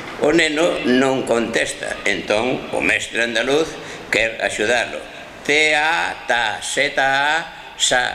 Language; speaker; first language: Galician; native; Galician